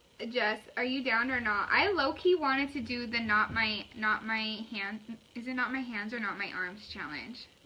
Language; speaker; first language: English; early bilingual, other home language; Spanish